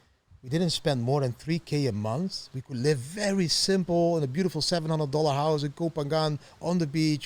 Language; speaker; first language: English; non-native, fluent; Dutch